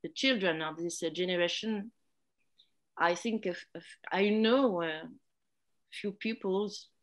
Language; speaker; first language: English; non-native, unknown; French